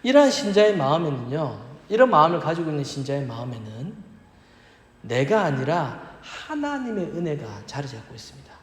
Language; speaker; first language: Korean; native; Korean